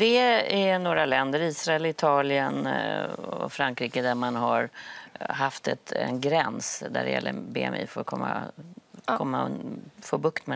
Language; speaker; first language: Swedish; native; Swedish